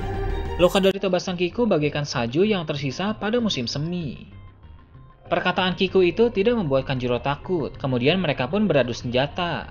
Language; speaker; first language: Indonesian; native; Indonesian